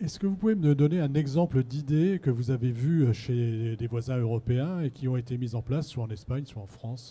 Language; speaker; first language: French; native; French